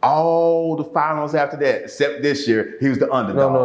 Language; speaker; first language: English; native; English